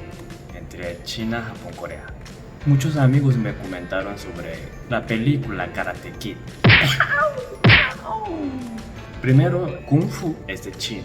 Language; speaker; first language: Spanish; non-native, learner; Korean